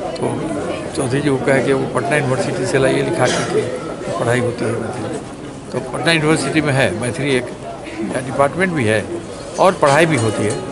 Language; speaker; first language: Hindi; non-native, local second language; Maithili